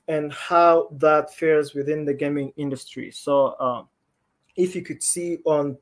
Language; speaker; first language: English; non-native, local second language; Kinyarwanda